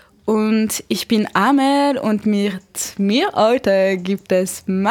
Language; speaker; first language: German; non-native, learner; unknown